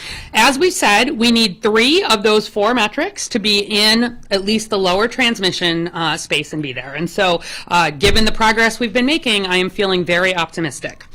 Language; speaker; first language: English; native; English